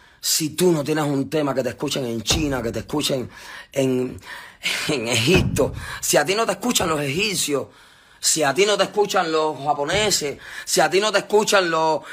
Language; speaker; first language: Spanish; native; Spanish